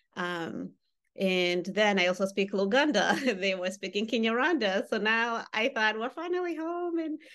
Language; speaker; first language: English; non-native, local second language; Kinyarwanda